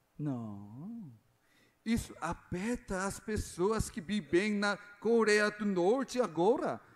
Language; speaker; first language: Portuguese; non-native, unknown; Korean